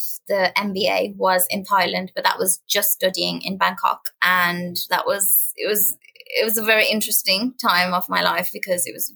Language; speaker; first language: English; non-native, local second language; Urdu